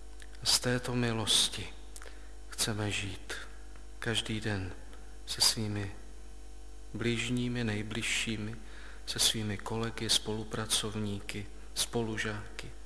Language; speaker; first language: Czech; native; Czech